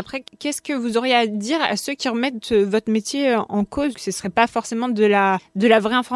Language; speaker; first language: French; native; French